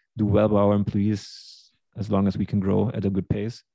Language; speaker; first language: English; early bilingual, other home language; Russian